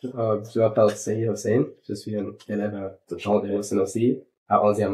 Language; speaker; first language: French; non-native, local second language; English